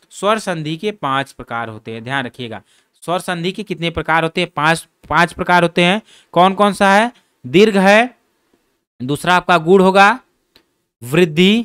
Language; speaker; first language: Hindi; native; Hindi